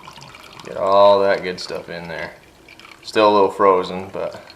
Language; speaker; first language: English; native; English